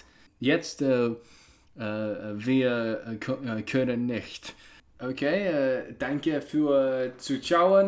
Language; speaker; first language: German; non-native, learner; English